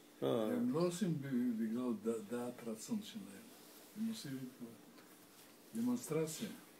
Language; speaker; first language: Hebrew; non-native, learner; Russian